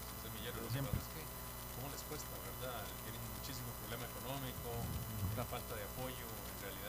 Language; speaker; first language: Spanish; native; Spanish